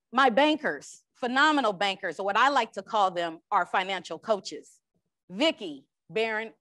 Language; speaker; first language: English; native; English